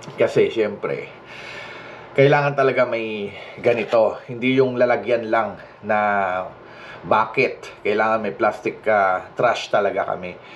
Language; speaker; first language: Filipino; non-native, local second language; Hiligaynon